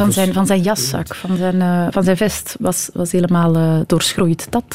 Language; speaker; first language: Dutch; native; Dutch